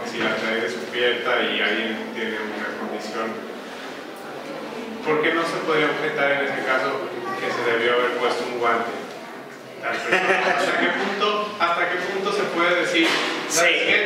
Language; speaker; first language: Spanish; native; Spanish